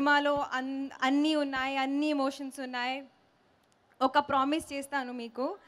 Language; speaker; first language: Telugu; non-native, learner; Hindi